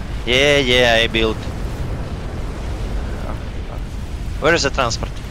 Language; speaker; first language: English; non-native, learner; Russian